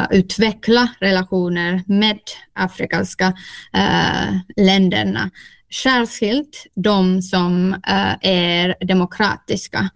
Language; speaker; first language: Swedish; non-native, fluent; Finnish